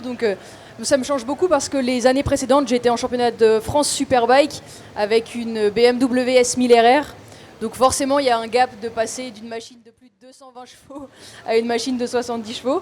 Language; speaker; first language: French; native; French